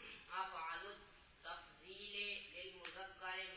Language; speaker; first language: Arabic; non-native, learner; Punjabi